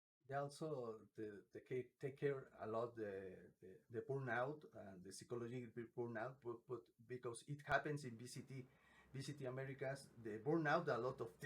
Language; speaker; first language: English; non-native, learner; Spanish